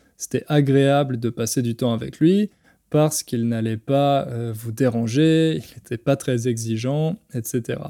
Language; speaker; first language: French; native; French